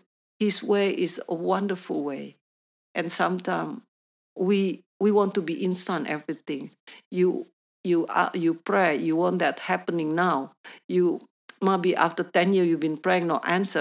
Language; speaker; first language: English; non-native, learner; Indonesian